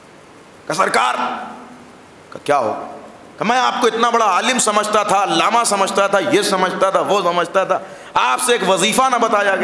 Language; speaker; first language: Urdu; native; Urdu